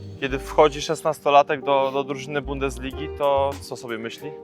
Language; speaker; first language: Polish; native; Polish